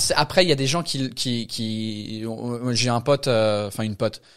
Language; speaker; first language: French; non-native, fluent; English